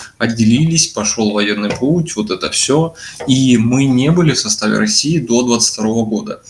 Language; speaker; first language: Russian; native; Russian